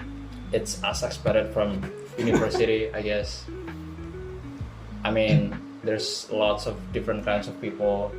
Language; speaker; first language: English; non-native, fluent; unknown